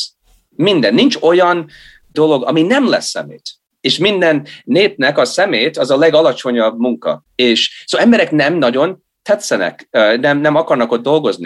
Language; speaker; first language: Hungarian; early bilingual, heritage; Hungarian